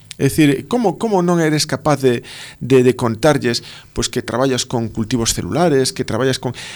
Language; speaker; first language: Galician; non-native, local second language; Spanish